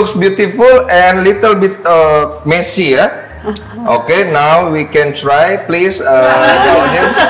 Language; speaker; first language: English; non-native, local second language; Indonesian